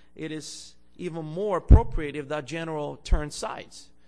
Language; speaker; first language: English; non-native, fluent; Bulgarian